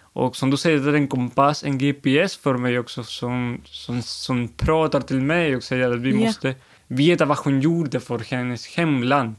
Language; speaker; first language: Swedish; non-native, fluent; Spanish